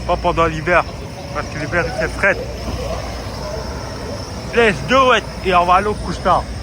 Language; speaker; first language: French; native; French